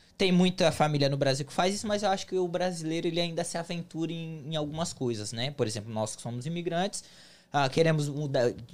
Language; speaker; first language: Portuguese; native; Portuguese